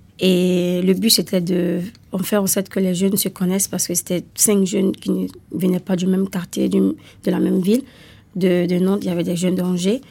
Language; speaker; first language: French; non-native, fluent; Italian